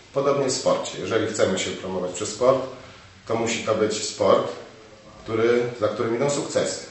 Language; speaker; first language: Polish; native; Polish